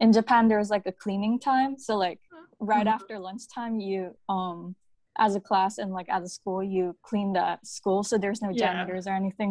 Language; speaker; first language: English; early bilingual, other home language; Japanese